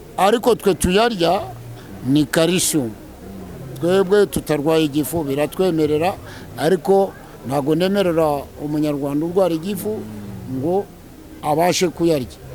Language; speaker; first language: Kinyarwanda; native; Kinyarwanda